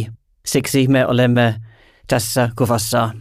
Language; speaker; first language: Finnish; non-native, learner; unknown